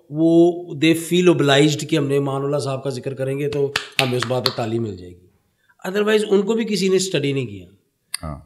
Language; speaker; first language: Urdu; early bilingual, heritage; Punjabi